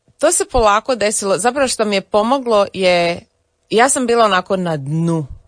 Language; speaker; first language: Croatian; early bilingual, heritage; English